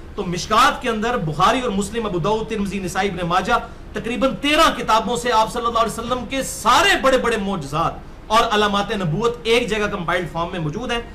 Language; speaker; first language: Urdu; non-native, local second language; Punjabi